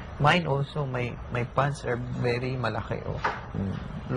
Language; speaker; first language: English; non-native, learner; Filipino